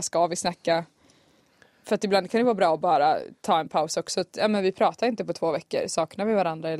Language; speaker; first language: Swedish; native; Swedish